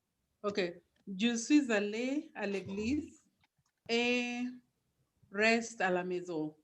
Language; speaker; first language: French; non-native, learner; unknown